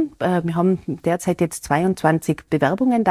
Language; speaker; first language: German; native; German